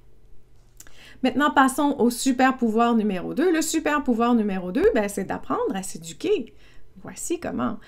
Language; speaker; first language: French; native; French